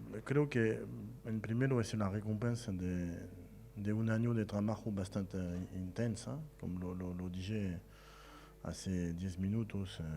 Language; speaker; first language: Spanish; non-native, fluent; French